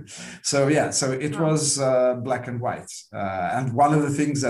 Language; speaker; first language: English; non-native, fluent; Portuguese